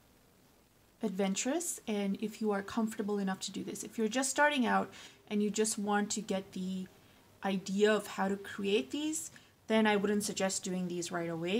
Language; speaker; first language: English; native; English